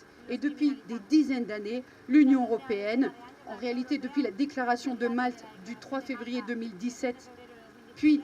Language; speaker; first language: French; native; French